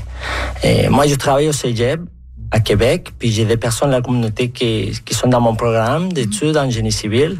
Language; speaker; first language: French; non-native, fluent; Spanish